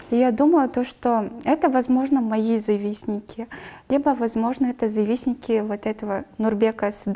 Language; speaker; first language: Russian; non-native, local second language; Kyrgyz